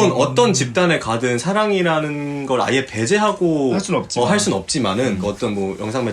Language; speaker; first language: Korean; native; Korean